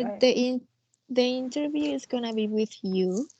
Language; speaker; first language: English; non-native, learner; Spanish